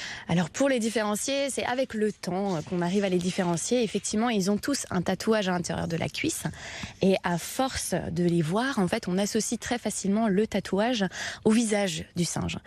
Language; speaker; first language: French; native; French